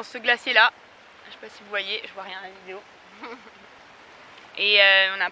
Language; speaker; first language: French; native; French